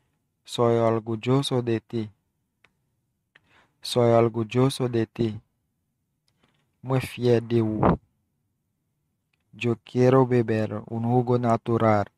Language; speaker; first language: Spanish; non-native, learner; Haitian Creole